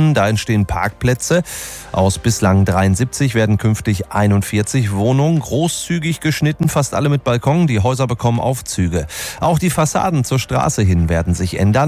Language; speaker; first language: German; native; German